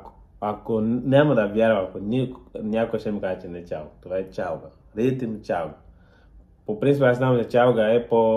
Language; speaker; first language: Bulgarian; non-native, learner; Portuguese